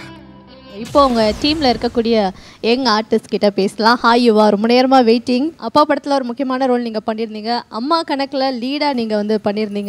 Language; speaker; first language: Tamil; native; Tamil